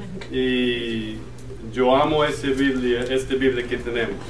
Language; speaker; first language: Spanish; non-native, learner; English